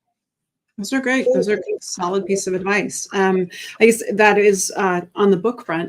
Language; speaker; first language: English; native; English